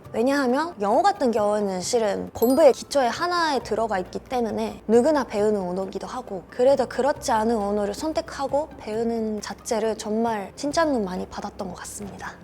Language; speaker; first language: Korean; non-native, fluent; Japanese